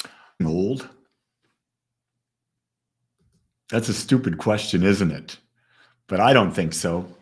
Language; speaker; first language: English; native; English